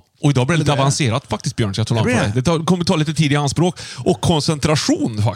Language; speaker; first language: Swedish; native; Swedish